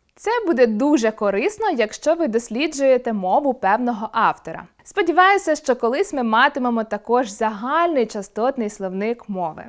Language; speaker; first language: Ukrainian; native; Ukrainian